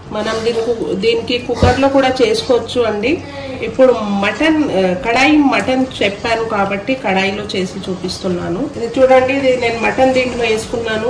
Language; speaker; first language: Telugu; non-native, local second language; Urdu